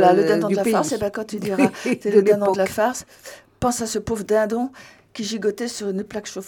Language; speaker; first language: French; native; French